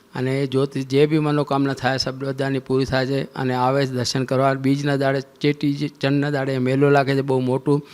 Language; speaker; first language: Gujarati; non-native, local second language; Sindhi